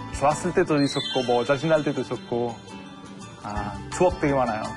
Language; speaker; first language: Korean; non-native, fluent; Italian